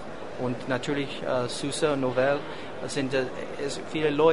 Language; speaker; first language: German; non-native, fluent; English